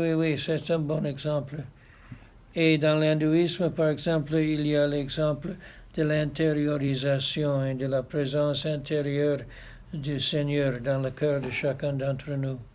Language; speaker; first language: French; non-native, fluent; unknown